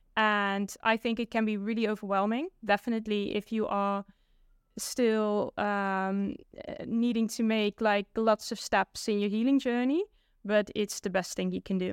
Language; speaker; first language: English; non-native, fluent; Dutch